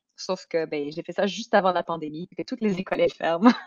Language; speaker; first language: French; native; French